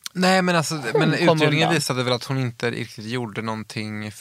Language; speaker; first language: Swedish; native; Swedish